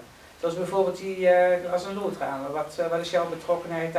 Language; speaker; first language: Dutch; native; Dutch